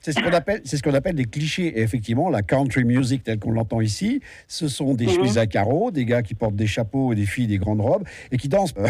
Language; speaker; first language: French; native; French